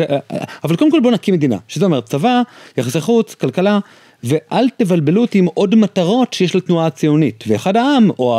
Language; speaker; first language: Hebrew; native; Hebrew